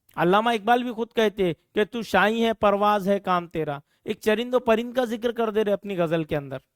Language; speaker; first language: Urdu; native; Urdu